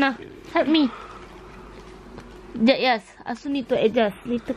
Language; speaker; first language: English; non-native, local second language; Malay